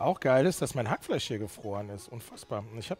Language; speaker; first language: German; native; German